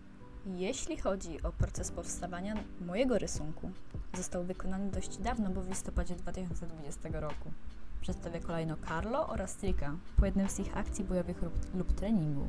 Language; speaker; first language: Polish; native; Polish